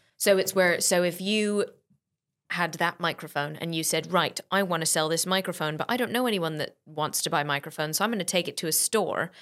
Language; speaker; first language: English; native; English